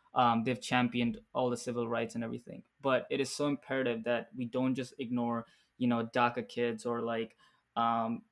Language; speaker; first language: English; early bilingual, other home language; Arabic